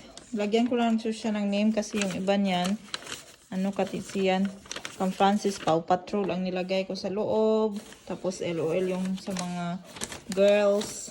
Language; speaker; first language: Filipino; non-native, local second language; Cebuano